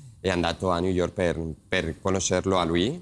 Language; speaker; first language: Italian; non-native, learner; Spanish